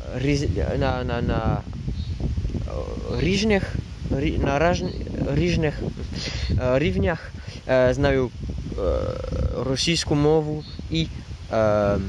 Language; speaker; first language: Ukrainian; non-native, learner; French